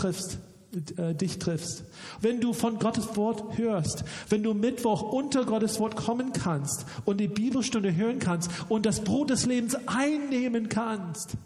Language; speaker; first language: German; non-native, fluent; English